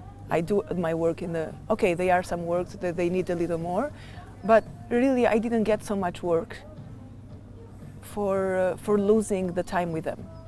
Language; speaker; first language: English; non-native, learner; Albanian